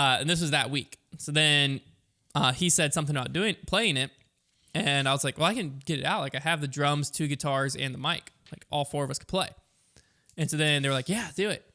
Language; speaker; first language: English; native; English